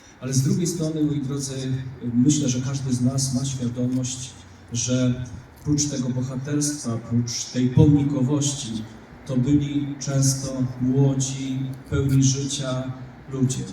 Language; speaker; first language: Polish; native; Polish